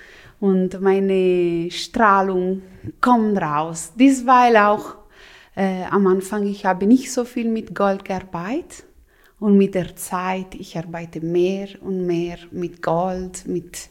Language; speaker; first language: German; non-native, local second language; Italian